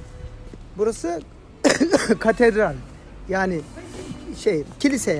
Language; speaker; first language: Turkish; native; Turkish